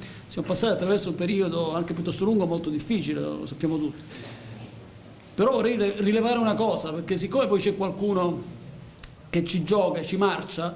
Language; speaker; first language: Italian; native; Italian